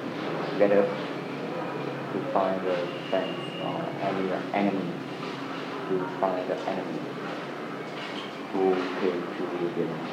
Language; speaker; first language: English; non-native, learner; Vietnamese